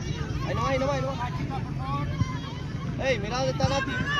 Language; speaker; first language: Spanish; native; Spanish